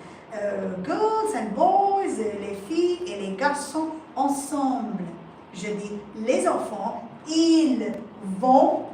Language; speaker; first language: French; non-native, fluent; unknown